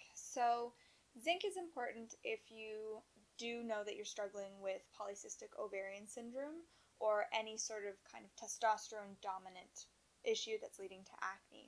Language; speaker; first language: English; native; English